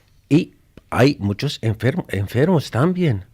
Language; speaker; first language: Spanish; non-native, fluent; Arabic